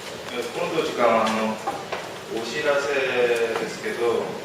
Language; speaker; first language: Japanese; non-native, learner; Korean